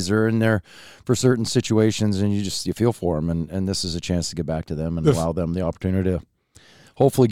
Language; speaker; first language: English; native; English